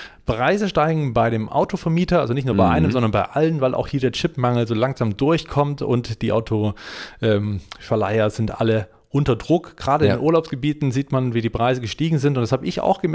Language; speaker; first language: German; native; German